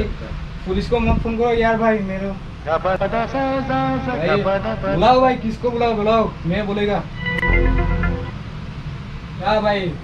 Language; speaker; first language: Hindi; non-native, local second language; Assamese